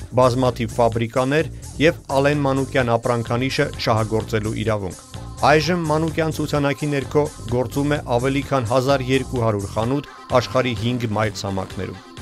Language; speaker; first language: Armenian; native; Armenian